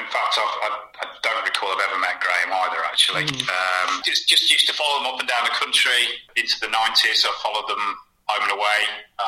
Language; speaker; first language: English; native; English